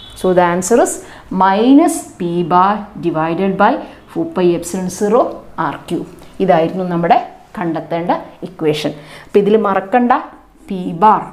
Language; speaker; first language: English; non-native, local second language; Malayalam